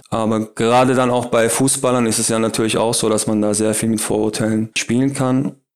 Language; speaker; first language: German; native; German